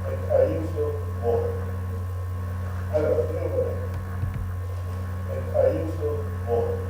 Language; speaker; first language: Italian; non-native, learner; Russian